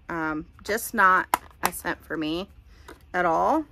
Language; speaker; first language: English; native; English